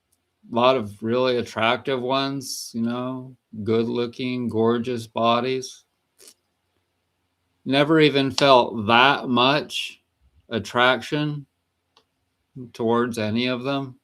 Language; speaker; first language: English; native; English